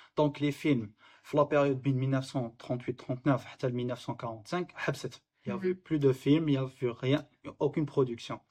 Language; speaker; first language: French; non-native, local second language; Arabic